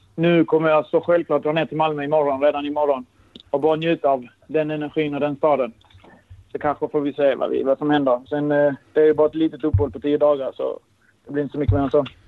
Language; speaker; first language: Swedish; early bilingual, other home language; Kurdish